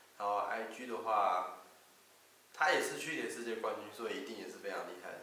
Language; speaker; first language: Chinese; native; Chinese